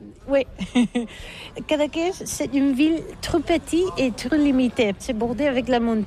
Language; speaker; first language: French; non-native, learner; Catalan